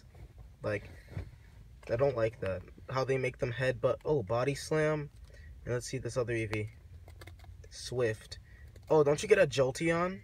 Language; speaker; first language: English; native; English